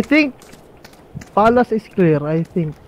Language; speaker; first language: English; non-native, local second language; Filipino